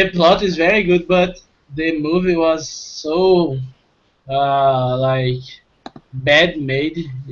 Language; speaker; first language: English; non-native, fluent; Portuguese